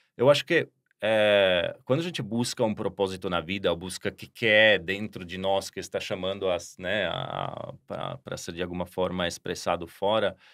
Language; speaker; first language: Portuguese; non-native, fluent; Slovak